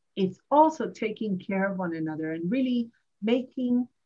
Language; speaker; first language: English; non-native, fluent; Hebrew